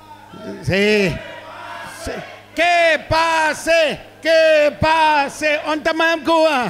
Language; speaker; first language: Spanish; native; Spanish